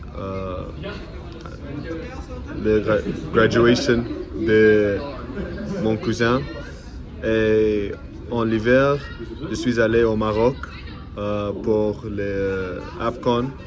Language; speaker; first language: French; non-native, learner; English